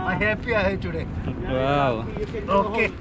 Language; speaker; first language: English; non-native, learner; Filipino